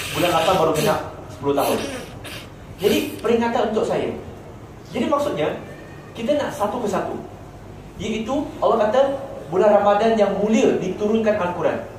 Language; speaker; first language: Malay; non-native, local second language; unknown